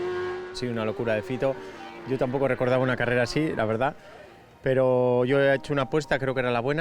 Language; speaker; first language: Spanish; native; Spanish